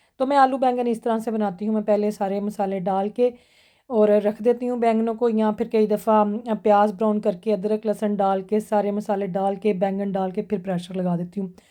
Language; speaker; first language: Urdu; non-native, local second language; Punjabi